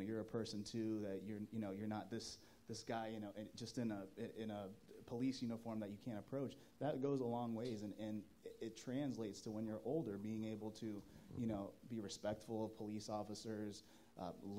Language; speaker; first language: English; native; English